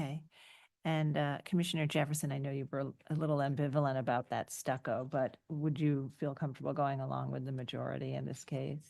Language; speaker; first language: English; native; English